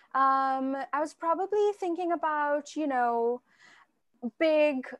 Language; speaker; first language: English; non-native, local second language; Bangla